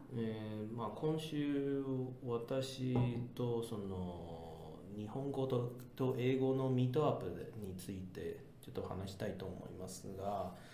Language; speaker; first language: Japanese; non-native, fluent; English